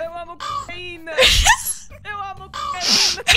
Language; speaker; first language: Portuguese; non-native, learner; English